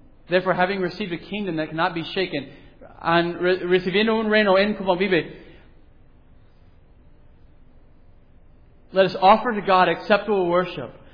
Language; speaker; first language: English; native; English